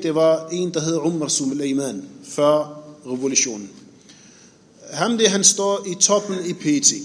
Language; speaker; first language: Danish; non-native, fluent; Arabic